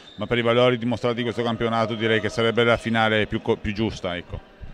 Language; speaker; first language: Italian; native; Italian